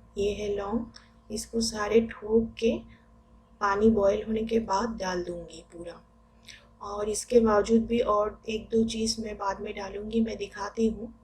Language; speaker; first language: Hindi; non-native, local second language; Bangla